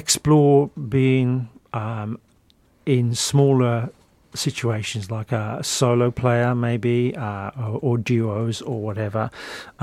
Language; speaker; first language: English; native; English